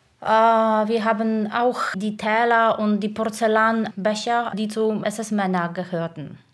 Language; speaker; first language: German; non-native, fluent; Polish